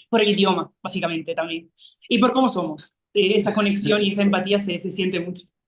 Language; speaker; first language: Spanish; non-native, fluent; Italian